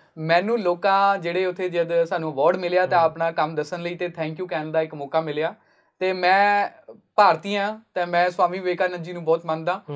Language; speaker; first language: Punjabi; non-native, local second language; Hindi